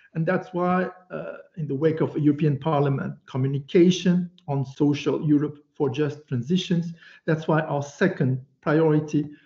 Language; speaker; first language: English; non-native, fluent; Portuguese